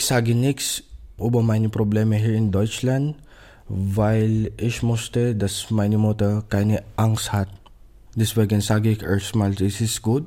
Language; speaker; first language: German; non-native, learner; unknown